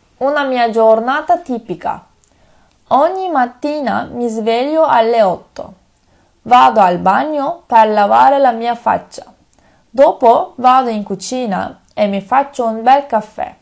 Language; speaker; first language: Italian; non-native, fluent; Turkish